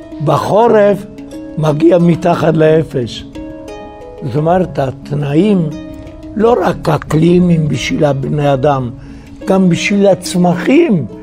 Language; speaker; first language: Hebrew; non-native, fluent; Italian